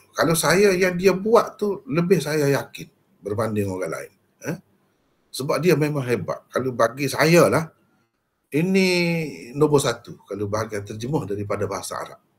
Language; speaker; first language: Malay; native; Malay